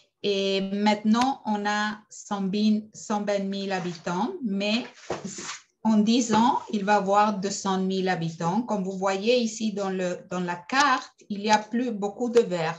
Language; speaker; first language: French; non-native, fluent; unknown